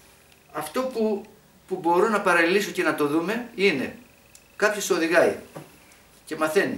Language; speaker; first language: Greek; native; Greek